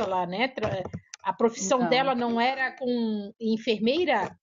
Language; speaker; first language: Portuguese; native; Portuguese